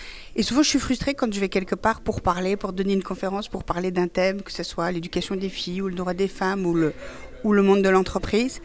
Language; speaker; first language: French; early bilingual, other home language; Persian